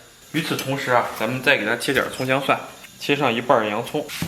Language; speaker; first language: Chinese; native; Chinese